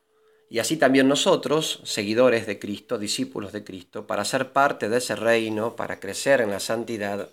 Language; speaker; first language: Spanish; native; Spanish